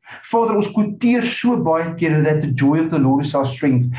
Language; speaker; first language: English; early bilingual, other home language; Afrikaans